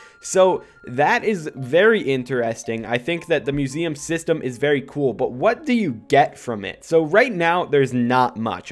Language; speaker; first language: English; native; English